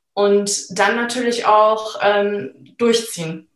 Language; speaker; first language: German; native; German